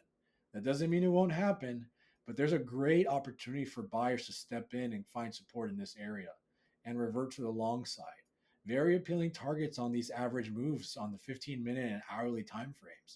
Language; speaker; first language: English; native; English